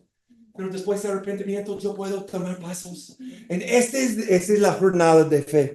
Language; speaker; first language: Spanish; non-native, fluent; English